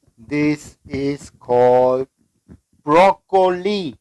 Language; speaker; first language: English; non-native, fluent; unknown